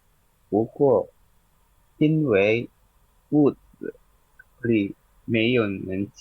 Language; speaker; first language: Chinese; non-native, learner; Indonesian